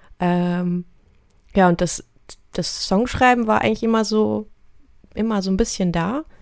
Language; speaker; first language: German; early bilingual, other home language; Russian